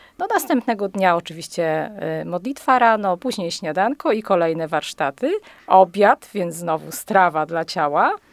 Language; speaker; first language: Polish; native; Polish